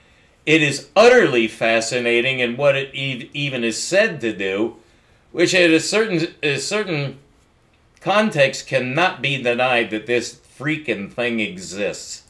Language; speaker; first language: English; native; English